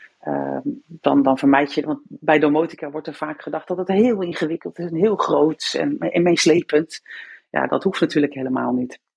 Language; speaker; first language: Dutch; native; Dutch